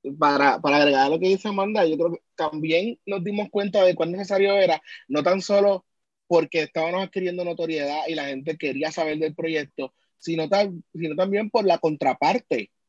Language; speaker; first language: Spanish; native; Spanish